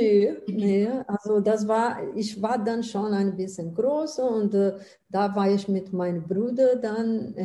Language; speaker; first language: German; non-native, fluent; Portuguese